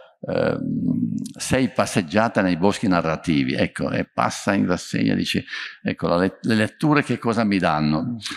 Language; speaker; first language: Italian; native; Italian